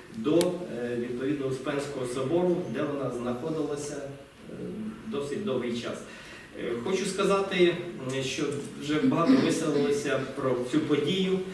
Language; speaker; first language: Ukrainian; native; Ukrainian